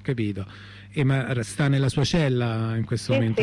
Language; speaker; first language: Italian; native; Italian